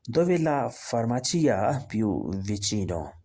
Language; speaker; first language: Italian; non-native, learner; Hindi